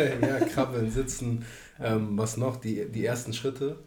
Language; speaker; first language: German; native; German